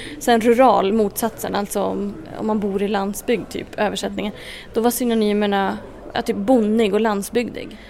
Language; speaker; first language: Swedish; native; Swedish